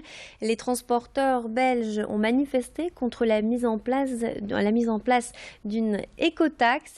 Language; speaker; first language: French; native; French